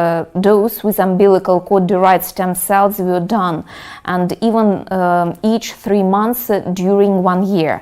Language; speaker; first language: English; non-native, fluent; Russian